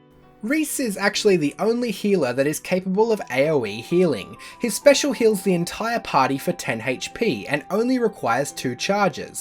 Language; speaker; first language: English; native; English